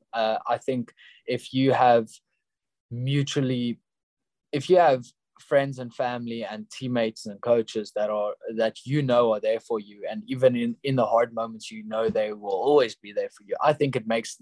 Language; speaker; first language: English; non-native, local second language; Afrikaans